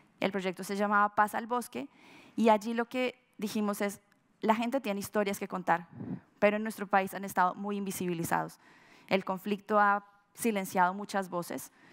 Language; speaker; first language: Spanish; native; Spanish